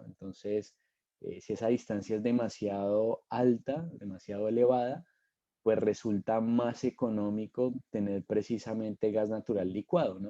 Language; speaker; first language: Spanish; native; Spanish